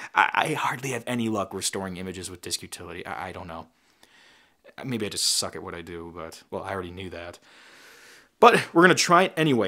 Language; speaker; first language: English; native; English